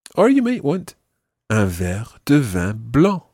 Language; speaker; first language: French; non-native, fluent; English